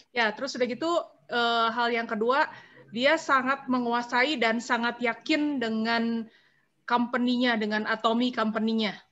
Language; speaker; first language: Indonesian; native; Indonesian